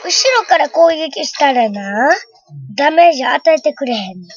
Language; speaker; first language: Japanese; native; Japanese